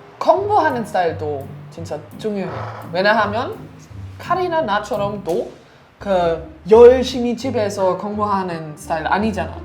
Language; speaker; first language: Korean; non-native, learner; German